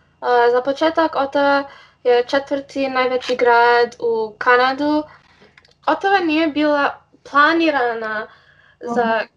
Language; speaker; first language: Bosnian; early bilingual, heritage; English